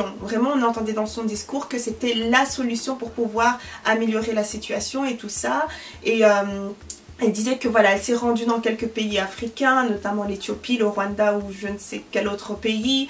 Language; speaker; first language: French; early bilingual, other home language; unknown